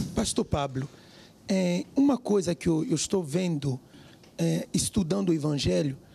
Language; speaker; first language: Portuguese; non-native, fluent; French